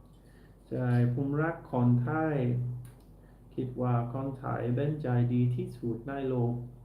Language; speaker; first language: Thai; non-native, learner; English